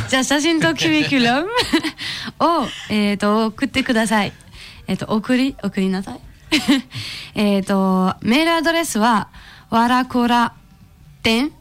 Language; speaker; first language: Japanese; non-native, learner; French